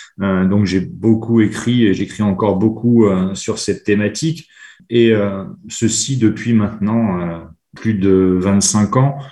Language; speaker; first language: French; native; French